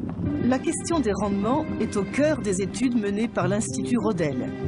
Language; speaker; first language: French; native; French